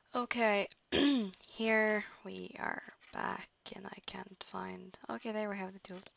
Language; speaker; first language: English; non-native, fluent; Norwegian